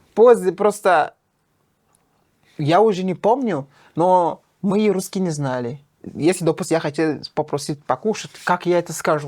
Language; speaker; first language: Russian; non-native, fluent; French